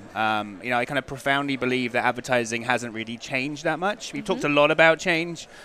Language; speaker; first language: English; native; English